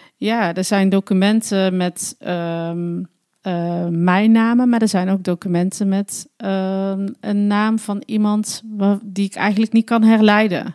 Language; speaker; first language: Dutch; native; Dutch